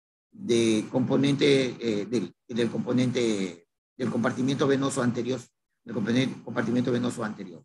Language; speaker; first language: Spanish; native; Spanish